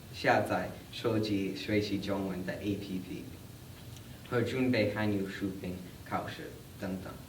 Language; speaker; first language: Chinese; non-native, learner; English